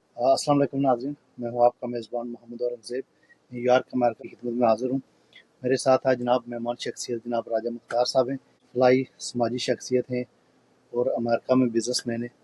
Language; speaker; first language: Urdu; non-native, local second language; Pahari-Potwari